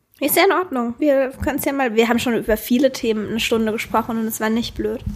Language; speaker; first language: German; native; German